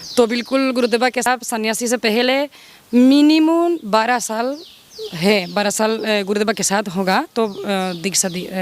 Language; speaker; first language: Hindi; non-native, learner; Spanish